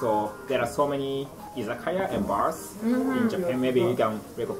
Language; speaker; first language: English; non-native, fluent; Japanese